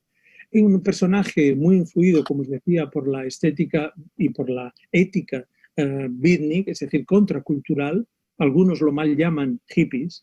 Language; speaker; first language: Spanish; native; Spanish